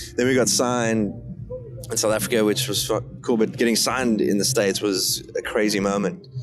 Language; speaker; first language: English; native; English